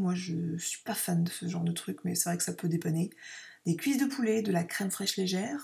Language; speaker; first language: French; native; French